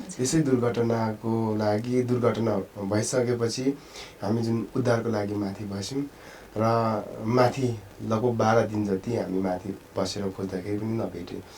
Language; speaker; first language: Nepali; non-native, local second language; Sherpa